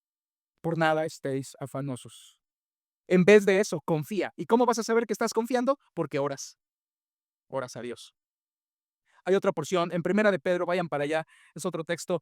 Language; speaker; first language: Spanish; native; Spanish